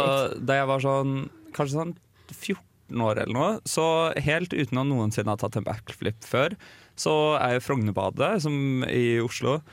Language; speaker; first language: Norwegian; native; Norwegian